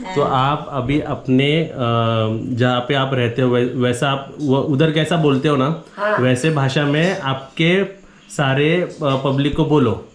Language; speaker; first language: Hindi; non-native, local second language; Marathi